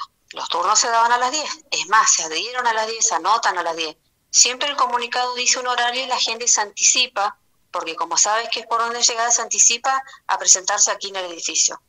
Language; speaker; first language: Spanish; native; Spanish